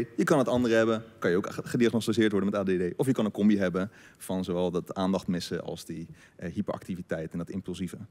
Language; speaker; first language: Dutch; native; Dutch